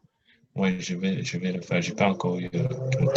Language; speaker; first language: French; non-native, fluent; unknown